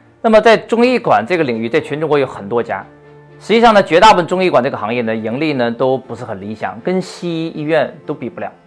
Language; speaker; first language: Chinese; native; Chinese